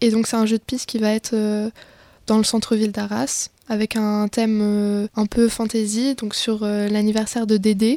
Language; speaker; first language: French; native; French